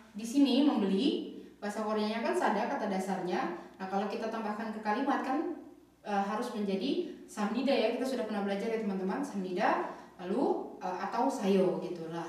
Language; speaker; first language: Indonesian; native; Indonesian